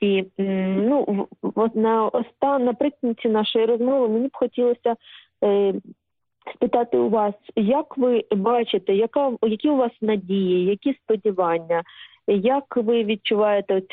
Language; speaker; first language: Ukrainian; native; Ukrainian